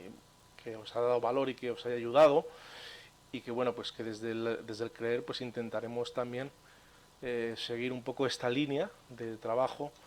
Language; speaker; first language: Spanish; native; Spanish